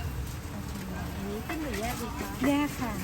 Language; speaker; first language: Thai; native; Thai